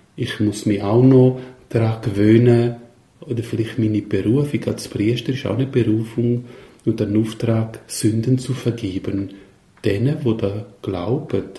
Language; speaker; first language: German; non-native, local second language; Italian